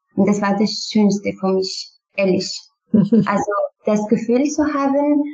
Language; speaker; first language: German; non-native, fluent; Kurdish